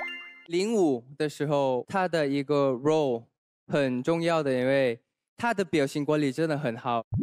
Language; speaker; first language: Chinese; non-native, learner; Thai